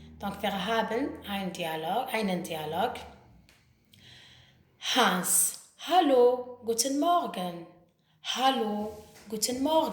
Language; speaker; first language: German; non-native, learner; Arabic